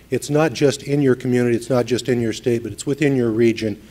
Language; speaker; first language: English; native; English